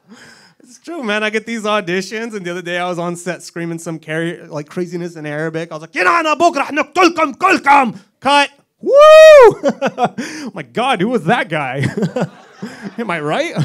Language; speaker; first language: English; native; English